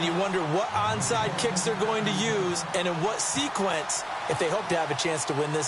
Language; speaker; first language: English; native; English